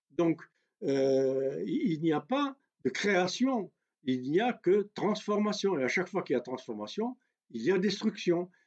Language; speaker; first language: French; non-native, local second language; Kabyle